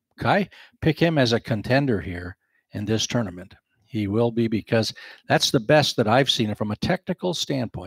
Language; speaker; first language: English; native; English